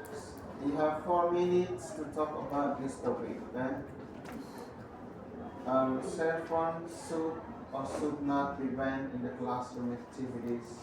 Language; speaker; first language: English; non-native, fluent; Indonesian